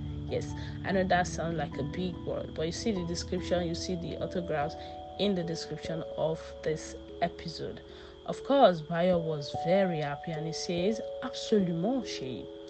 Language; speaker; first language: English; non-native, local second language; Yoruba